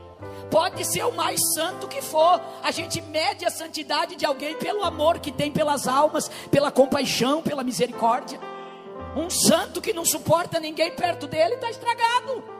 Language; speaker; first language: Portuguese; native; Portuguese